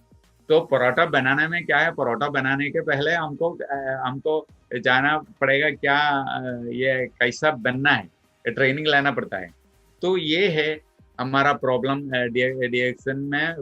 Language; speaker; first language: Hindi; non-native, local second language; Malayalam